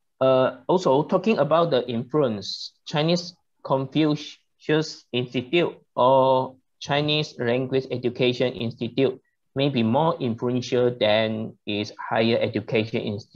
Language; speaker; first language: English; non-native, learner; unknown